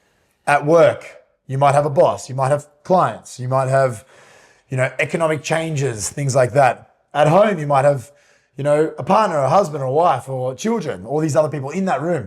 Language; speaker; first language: English; native; English